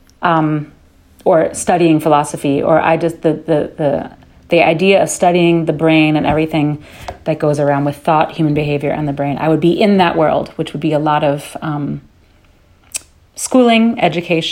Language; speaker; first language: English; early bilingual, other home language; Dutch